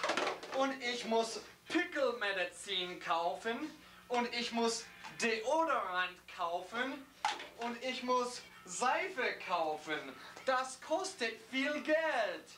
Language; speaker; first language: German; non-native, learner; English